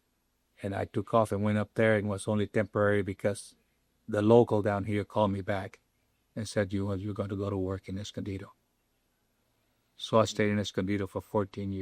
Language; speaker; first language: English; non-native, local second language; Spanish